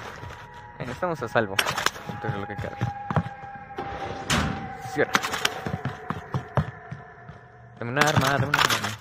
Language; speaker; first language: Spanish; native; Spanish